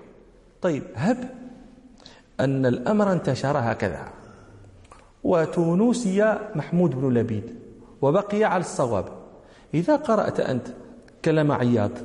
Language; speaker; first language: Arabic; native; Arabic